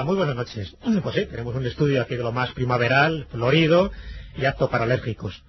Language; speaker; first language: Spanish; native; Spanish